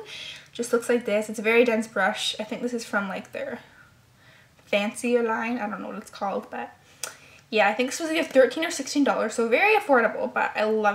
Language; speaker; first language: English; native; English